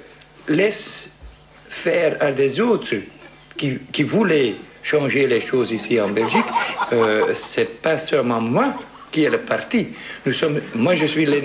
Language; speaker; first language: French; non-native, learner; Dutch